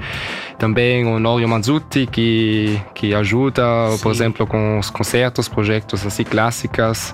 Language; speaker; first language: Portuguese; early bilingual, heritage; German